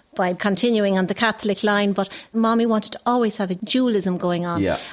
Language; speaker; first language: English; non-native, local second language; Irish